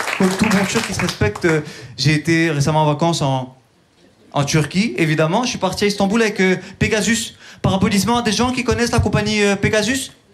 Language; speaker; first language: French; early bilingual, other home language; Turkish